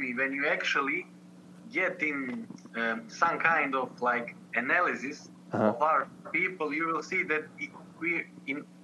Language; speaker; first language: English; non-native, fluent; Serbian